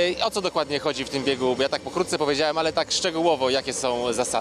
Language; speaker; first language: Polish; native; Polish